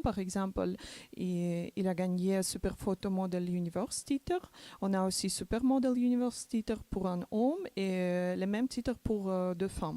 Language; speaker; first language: French; non-native, learner; Macedonian